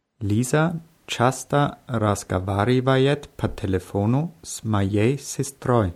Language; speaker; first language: Russian; non-native, learner; German